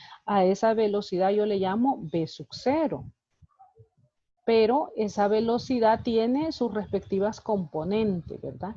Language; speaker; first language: Spanish; native; Spanish